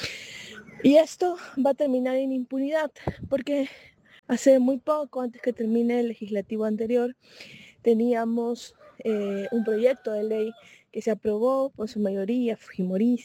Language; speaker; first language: Spanish; native; Spanish